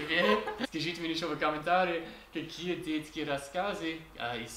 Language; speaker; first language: Russian; non-native, learner; English